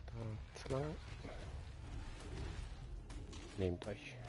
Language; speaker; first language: German; native; German